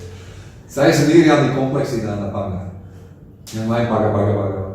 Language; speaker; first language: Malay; non-native, fluent; Dutch